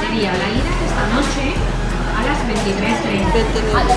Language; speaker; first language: Spanish; native; Spanish